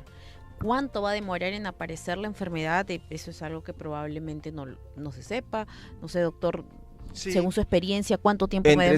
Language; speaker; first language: Spanish; native; Spanish